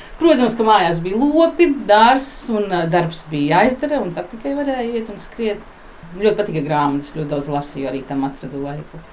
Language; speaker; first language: Latvian; native; Latvian